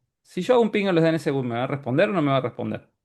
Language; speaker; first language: Spanish; native; Spanish